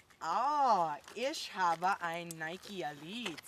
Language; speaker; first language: German; non-native, learner; English